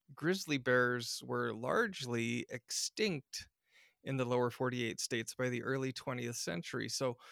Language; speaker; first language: English; native; English